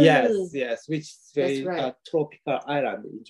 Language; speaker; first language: English; non-native, learner; Japanese